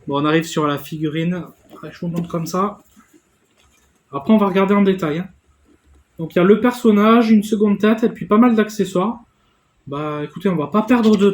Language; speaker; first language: French; native; French